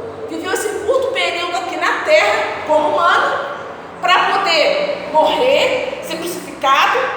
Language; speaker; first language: Portuguese; native; Portuguese